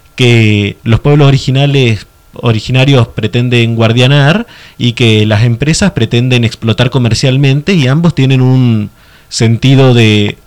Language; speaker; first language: Spanish; native; Spanish